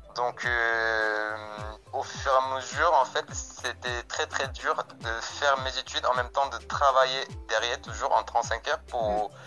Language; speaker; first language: French; non-native, fluent; Korean